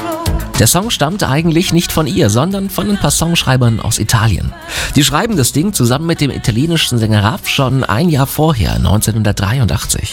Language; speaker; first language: German; native; German